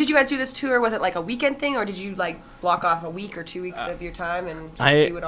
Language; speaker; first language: English; native; English